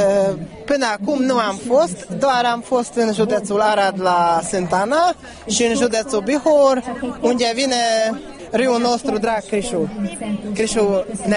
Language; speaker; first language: Romanian; non-native, fluent; Hungarian